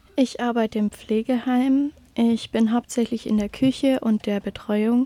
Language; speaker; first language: German; native; German